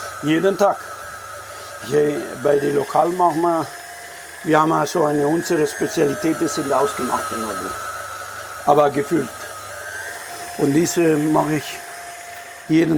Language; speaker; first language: German; non-native, fluent; Italian